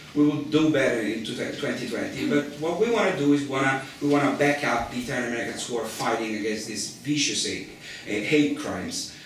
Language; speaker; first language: English; non-native, fluent; Italian